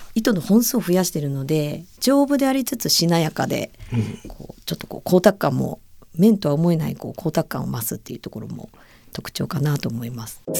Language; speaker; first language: Japanese; native; Japanese